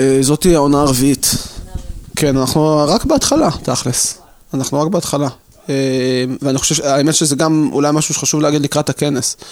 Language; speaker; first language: Hebrew; native; Hebrew